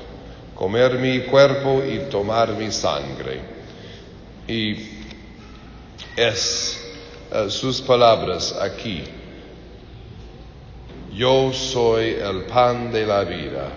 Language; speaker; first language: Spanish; non-native, learner; English